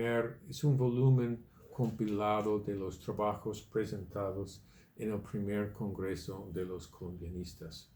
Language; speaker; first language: Spanish; non-native, fluent; English